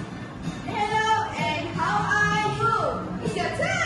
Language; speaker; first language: English; non-native, learner; Malay